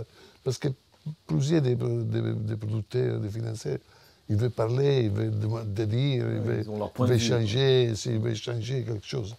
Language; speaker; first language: French; non-native, fluent; Italian